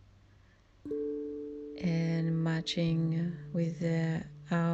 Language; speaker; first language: English; non-native, fluent; Spanish